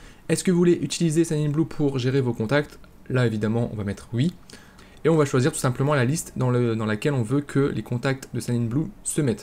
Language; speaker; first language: French; native; French